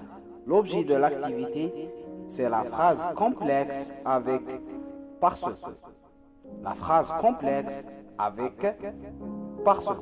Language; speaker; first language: French; non-native, local second language; Arabic